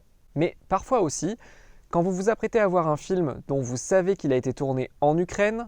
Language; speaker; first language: French; native; French